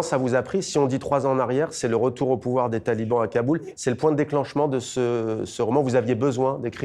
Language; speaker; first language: French; native; French